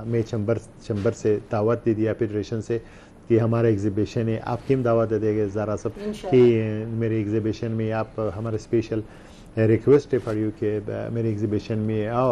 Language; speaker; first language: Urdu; non-native, learner; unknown